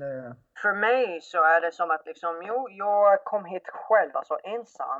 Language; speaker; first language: Swedish; non-native, fluent; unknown